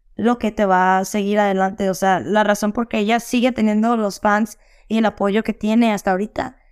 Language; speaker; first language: Spanish; early bilingual, heritage; Spanish